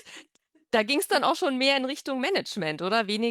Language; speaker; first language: German; native; German